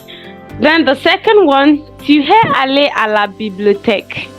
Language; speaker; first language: French; non-native, learner; English